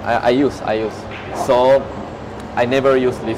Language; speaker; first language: English; non-native, learner; Chinese